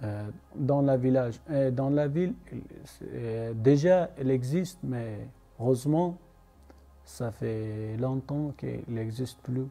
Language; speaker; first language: French; non-native, learner; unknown